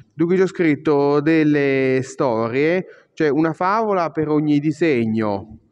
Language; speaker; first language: Italian; native; Italian